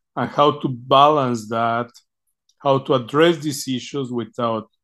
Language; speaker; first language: English; non-native, fluent; Spanish